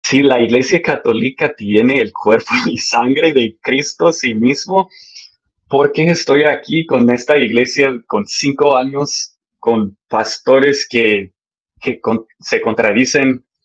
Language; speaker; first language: Spanish; early bilingual, heritage; English